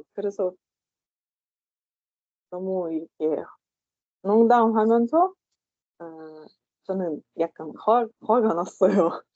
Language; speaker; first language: Korean; non-native, learner; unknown